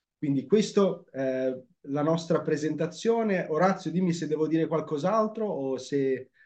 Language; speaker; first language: Italian; early bilingual, other home language; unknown